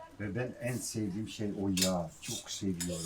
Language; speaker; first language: Turkish; non-native, fluent; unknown